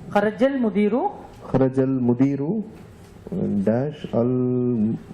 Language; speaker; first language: Arabic; non-native, fluent; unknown